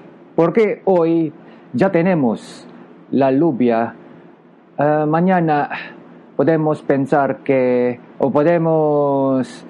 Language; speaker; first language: Spanish; non-native, local second language; Filipino